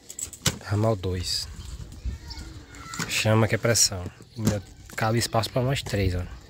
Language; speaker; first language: Portuguese; native; Portuguese